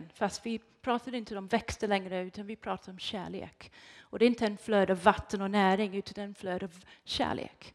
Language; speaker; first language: Swedish; non-native, fluent; English